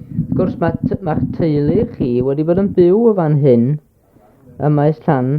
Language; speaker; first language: Welsh; native; Welsh